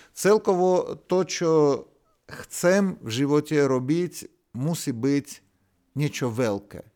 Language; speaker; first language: Slovak; non-native, fluent; Russian